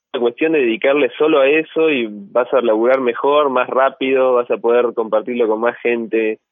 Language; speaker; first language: Spanish; native; Spanish